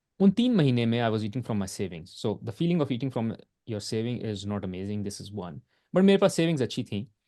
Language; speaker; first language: Urdu; native; Urdu